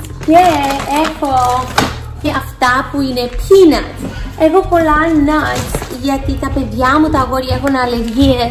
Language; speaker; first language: Greek; early bilingual, heritage; English